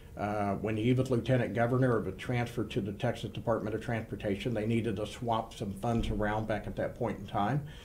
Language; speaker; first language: English; native; English